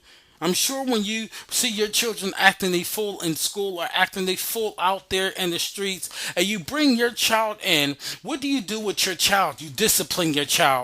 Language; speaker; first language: English; native; English